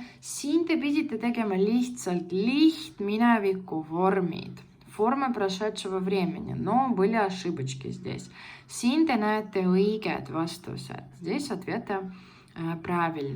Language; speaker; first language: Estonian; non-native, local second language; Russian